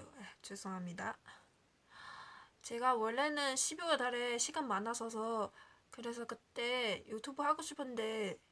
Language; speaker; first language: Korean; non-native, learner; Chinese